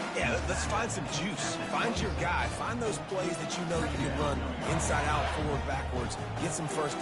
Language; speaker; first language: English; native; English